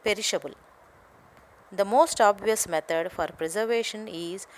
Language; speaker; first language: English; non-native, local second language; Telugu